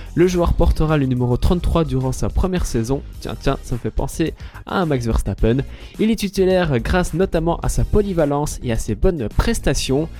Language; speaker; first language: French; native; French